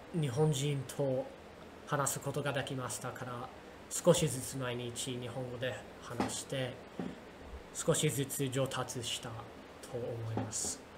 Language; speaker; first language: Japanese; non-native, learner; English